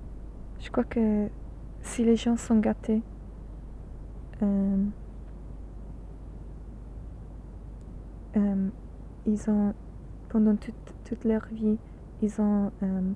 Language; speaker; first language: French; non-native, learner; English